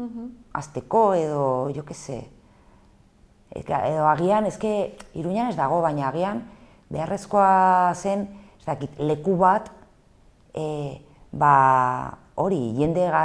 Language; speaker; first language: Basque; non-native, local second language; Spanish